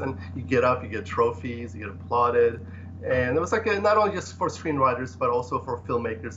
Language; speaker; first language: English; early bilingual, other home language; Polish